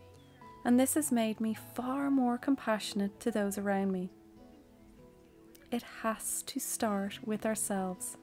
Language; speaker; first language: English; native; English